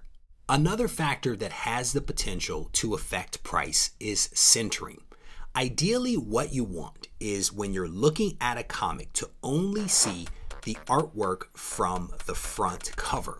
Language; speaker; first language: English; native; English